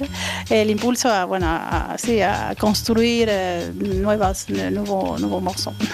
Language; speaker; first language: French; non-native, fluent; Spanish